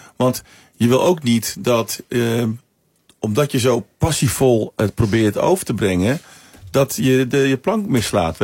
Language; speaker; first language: Dutch; early bilingual, other home language; Sranan Tongo